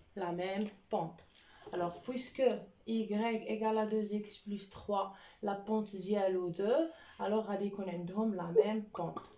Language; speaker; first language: French; non-native, local second language; Arabic